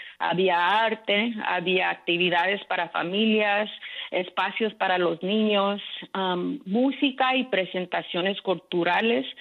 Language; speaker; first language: Spanish; early bilingual, heritage; Spanish